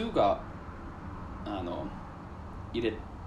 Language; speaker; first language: Japanese; non-native, learner; English